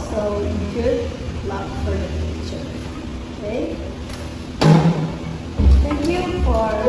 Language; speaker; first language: English; non-native, learner; Indonesian